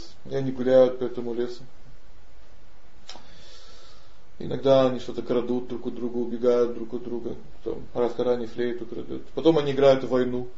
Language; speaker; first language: Russian; native; Russian